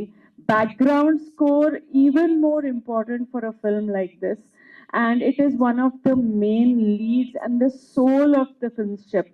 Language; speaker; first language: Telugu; non-native, fluent; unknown